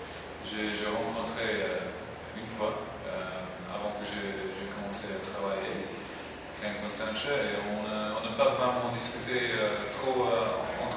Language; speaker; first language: French; non-native, fluent; English